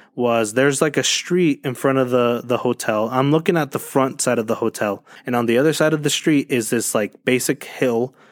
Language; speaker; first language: English; early bilingual, other home language; Spanish